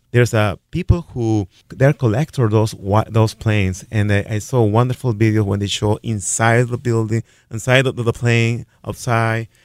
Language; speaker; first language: English; non-native, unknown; Spanish